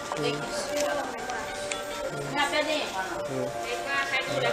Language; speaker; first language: Chinese; native; Chinese